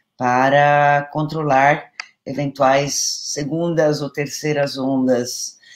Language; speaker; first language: Portuguese; non-native, fluent; Italian